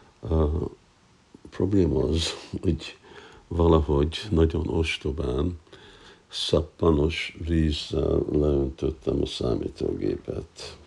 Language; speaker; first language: Hungarian; non-native, fluent; English